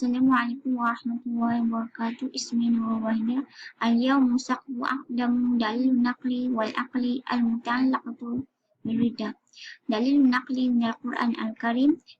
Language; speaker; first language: Arabic; non-native, learner; Malay